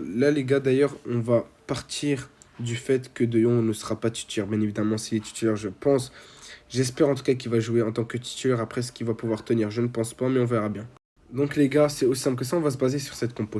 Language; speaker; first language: French; native; French